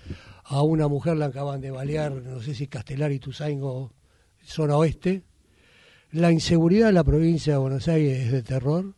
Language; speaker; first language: Spanish; native; Spanish